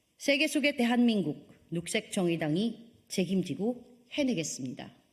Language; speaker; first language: Korean; non-native, fluent; Filipino